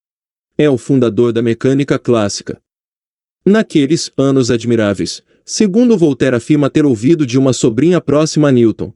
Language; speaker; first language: Portuguese; native; Portuguese